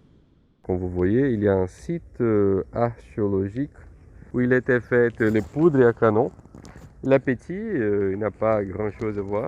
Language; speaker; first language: French; non-native, fluent; Portuguese